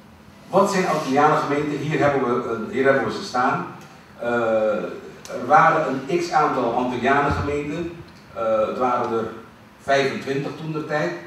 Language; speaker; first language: Dutch; non-native, local second language; Papiamento